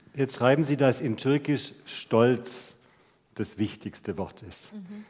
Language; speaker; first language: German; native; German